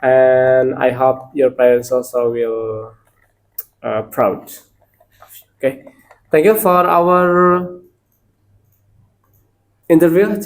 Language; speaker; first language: English; non-native, learner; Indonesian